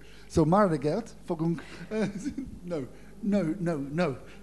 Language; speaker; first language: Hungarian; non-native, learner; English